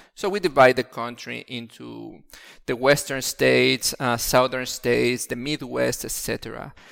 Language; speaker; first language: English; non-native, fluent; Spanish